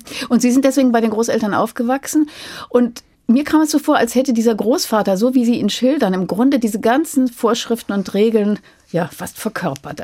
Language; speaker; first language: German; native; German